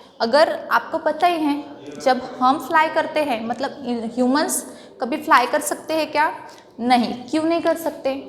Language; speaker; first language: Hindi; non-native, local second language; Marathi